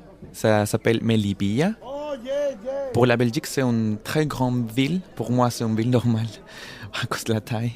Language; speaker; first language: French; non-native, fluent; Spanish